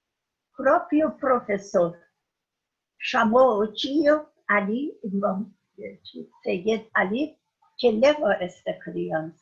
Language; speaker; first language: Portuguese; non-native, fluent; Persian